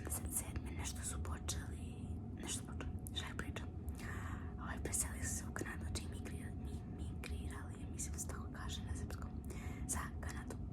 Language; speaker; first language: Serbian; early bilingual, heritage; Serbian